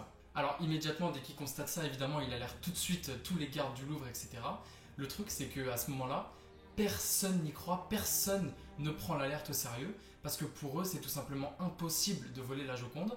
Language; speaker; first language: French; native; French